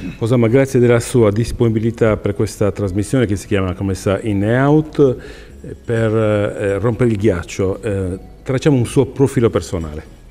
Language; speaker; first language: Italian; native; Italian